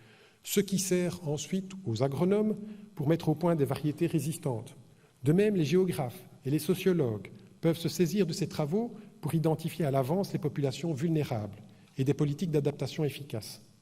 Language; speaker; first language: French; native; French